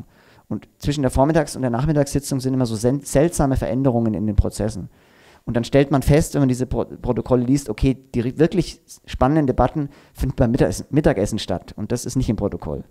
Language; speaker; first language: German; native; German